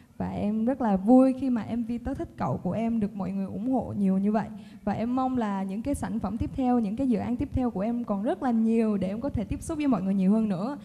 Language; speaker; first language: Vietnamese; early bilingual, other home language; Korean